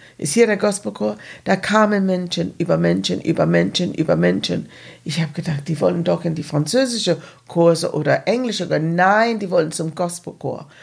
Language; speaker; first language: German; non-native, fluent; English